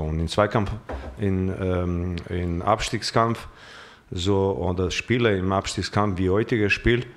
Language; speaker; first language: German; non-native, fluent; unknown